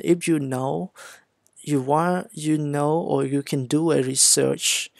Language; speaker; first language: English; non-native, fluent; Khmer